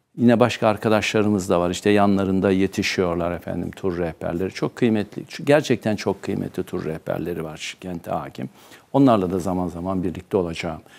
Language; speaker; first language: Turkish; native; Turkish